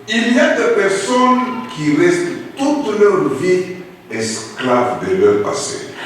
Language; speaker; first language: French; non-native, local second language; Lingala